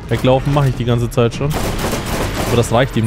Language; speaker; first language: German; native; German